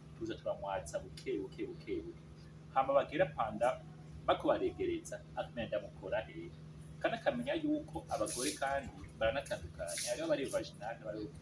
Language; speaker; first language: Rundi; native; Rundi